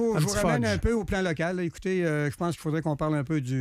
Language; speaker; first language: French; native; French